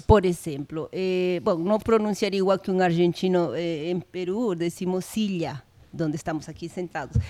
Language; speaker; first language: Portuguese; non-native, fluent; Spanish